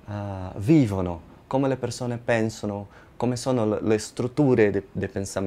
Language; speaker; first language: Italian; non-native, learner; Portuguese